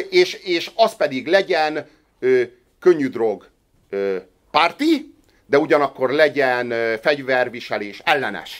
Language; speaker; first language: Hungarian; native; Hungarian